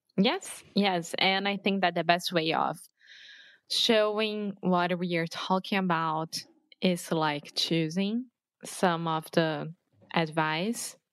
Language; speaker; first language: English; non-native, fluent; Portuguese